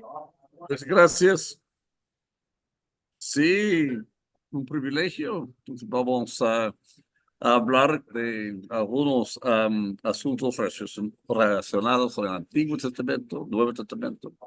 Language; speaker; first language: Spanish; non-native, fluent; English